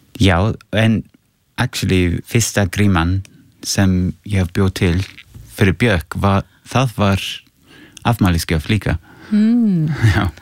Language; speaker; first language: Icelandic; non-native, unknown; English